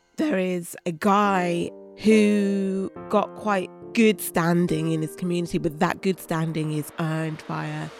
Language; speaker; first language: English; native; English